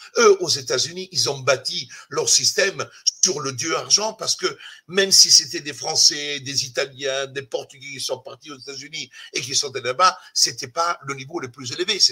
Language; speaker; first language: French; non-native, fluent; Italian